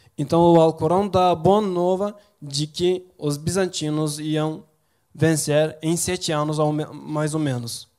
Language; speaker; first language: Portuguese; non-native, fluent; Turkish